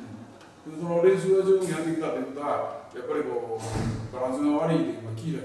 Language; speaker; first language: Japanese; native; Japanese